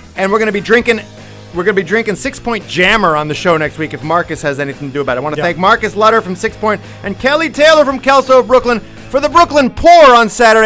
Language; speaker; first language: English; native; English